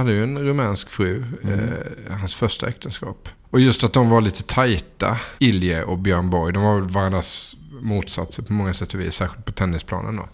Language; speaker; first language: Swedish; native; Swedish